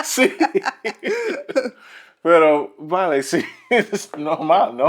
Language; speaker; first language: Spanish; non-native, learner; English